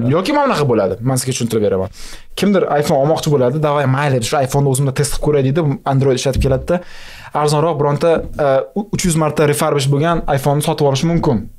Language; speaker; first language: Uzbek; non-native, local second language; Russian